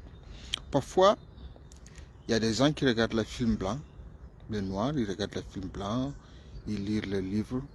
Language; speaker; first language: French; non-native, fluent; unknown